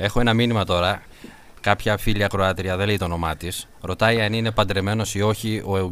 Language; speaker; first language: Greek; native; Greek